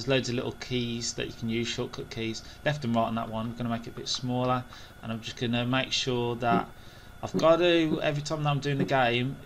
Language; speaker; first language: English; native; English